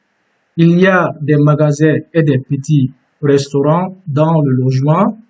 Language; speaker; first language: French; non-native, fluent; Turkish